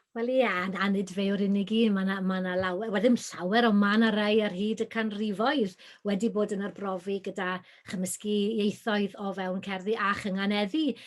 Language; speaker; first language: Welsh; native; Welsh